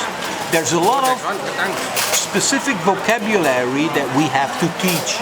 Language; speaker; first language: English; native; English